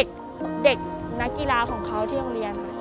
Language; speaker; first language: Thai; native; Thai